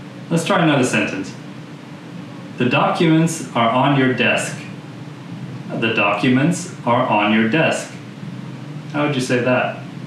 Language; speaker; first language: English; non-native, fluent; Dutch